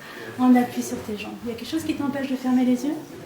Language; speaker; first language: French; native; French